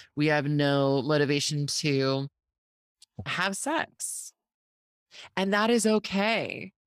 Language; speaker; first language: English; native; English